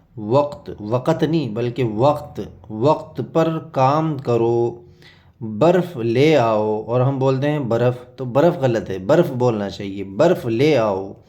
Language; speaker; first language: Urdu; native; Urdu